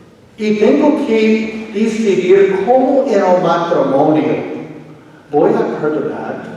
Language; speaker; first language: Spanish; non-native, fluent; English